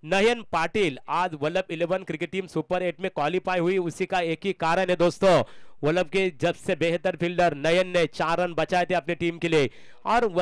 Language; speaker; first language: Hindi; non-native, local second language; Marathi